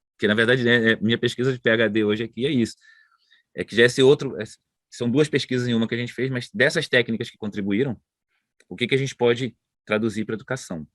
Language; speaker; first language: Portuguese; native; Portuguese